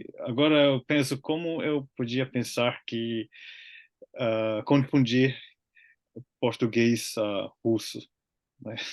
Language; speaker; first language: Portuguese; non-native, learner; Finnish